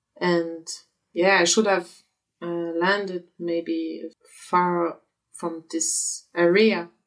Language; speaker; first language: English; non-native, fluent; French